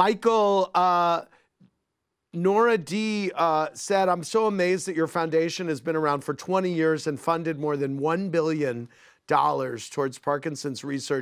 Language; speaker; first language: English; native; English